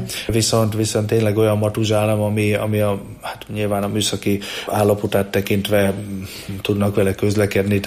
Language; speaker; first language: Hungarian; native; Hungarian